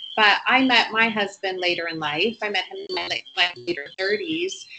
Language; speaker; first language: English; non-native, fluent; Spanish